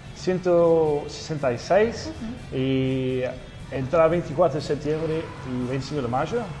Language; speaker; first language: Spanish; non-native, learner; English